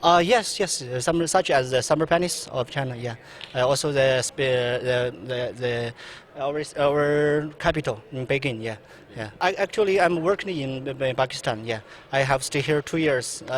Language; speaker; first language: English; non-native, learner; Chinese